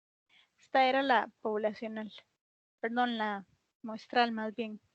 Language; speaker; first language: Spanish; native; Spanish